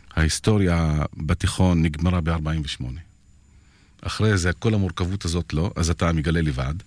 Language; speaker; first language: Hebrew; non-native, local second language; Arabic